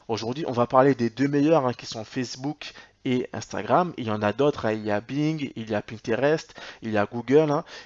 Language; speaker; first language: French; native; French